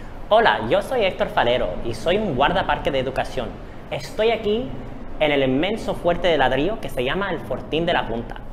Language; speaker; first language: Spanish; early bilingual, heritage; Spanish